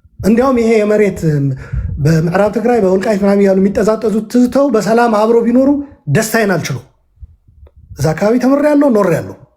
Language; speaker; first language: Amharic; non-native, local second language; Tigrinya